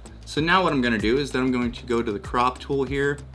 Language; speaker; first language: English; native; English